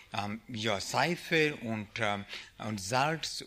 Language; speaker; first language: German; non-native, learner; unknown